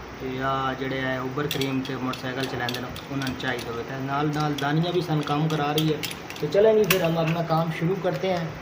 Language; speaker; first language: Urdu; non-native, local second language; Punjabi